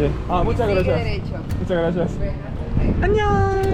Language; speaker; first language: Spanish; non-native, learner; Korean